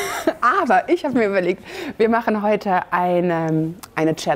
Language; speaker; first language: German; native; German